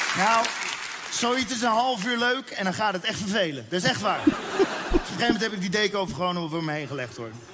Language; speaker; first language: Dutch; early bilingual, other home language; Spanish